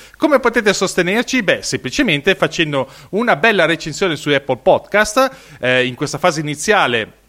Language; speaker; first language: Italian; native; Italian